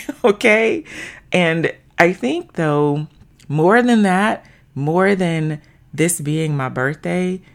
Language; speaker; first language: English; native; English